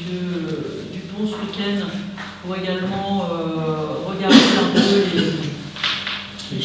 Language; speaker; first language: French; native; French